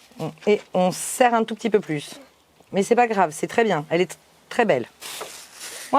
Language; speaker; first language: French; native; French